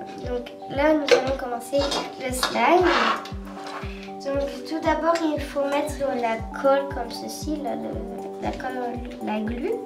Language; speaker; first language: French; native; French